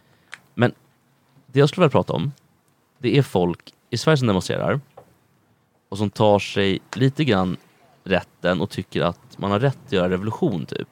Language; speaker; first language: Swedish; native; Swedish